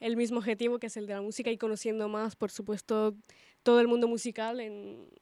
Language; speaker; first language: Spanish; early bilingual, other home language; Italian